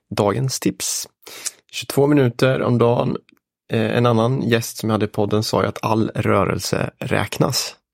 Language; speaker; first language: Swedish; native; Swedish